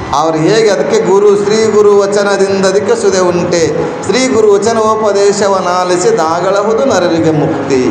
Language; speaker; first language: Kannada; native; Kannada